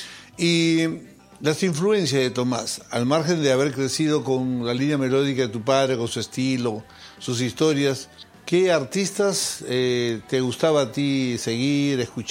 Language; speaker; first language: Spanish; native; Spanish